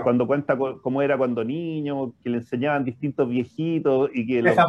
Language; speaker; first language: Spanish; native; Spanish